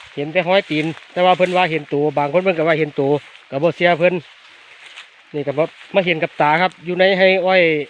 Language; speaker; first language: Thai; native; Thai